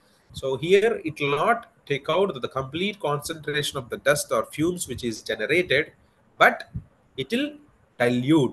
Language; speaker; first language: English; non-native, local second language; Telugu